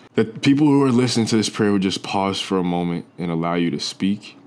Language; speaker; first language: English; native; English